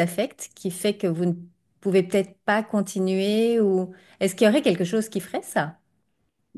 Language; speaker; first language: French; native; French